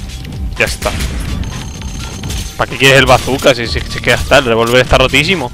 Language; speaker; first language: Spanish; native; Spanish